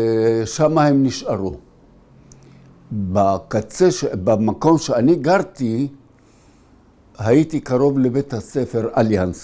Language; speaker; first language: Hebrew; early bilingual, other home language; Arabic